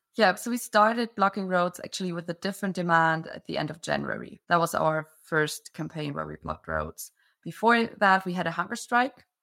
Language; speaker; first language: English; non-native, fluent; German